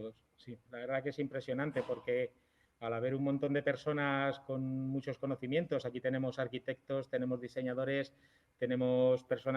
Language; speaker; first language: Spanish; native; Spanish